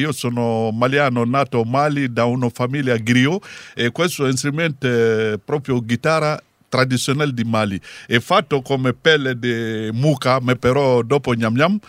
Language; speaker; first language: Italian; non-native, learner; Bambara